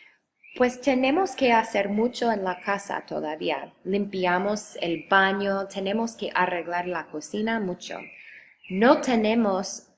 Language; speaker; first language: Spanish; non-native, fluent; English